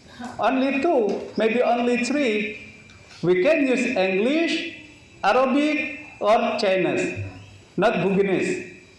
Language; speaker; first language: English; non-native, learner; Indonesian